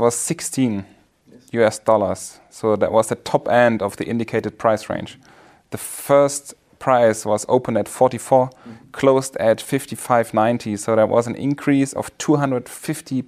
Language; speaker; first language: English; non-native, fluent; German